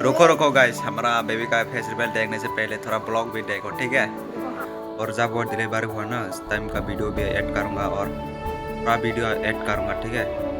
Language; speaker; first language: Hindi; non-native, local second language; Kok Borok